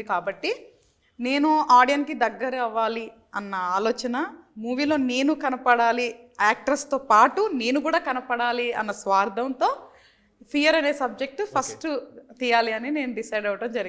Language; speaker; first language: Telugu; native; Telugu